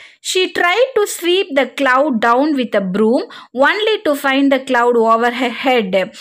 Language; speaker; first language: English; non-native, local second language; Tamil